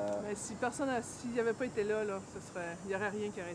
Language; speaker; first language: French; native; French